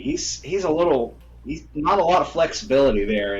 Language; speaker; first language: English; native; English